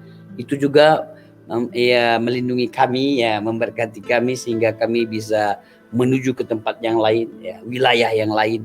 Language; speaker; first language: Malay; non-native, local second language; Achinese